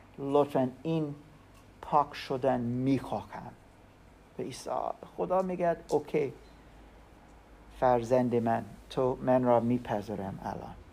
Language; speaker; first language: Persian; non-native, learner; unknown